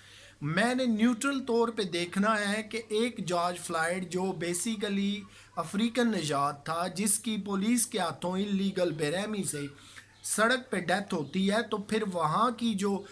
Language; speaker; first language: Urdu; native; Urdu